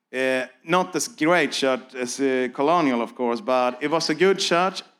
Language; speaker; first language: English; non-native, fluent; Swedish